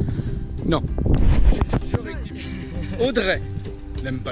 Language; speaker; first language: French; native; French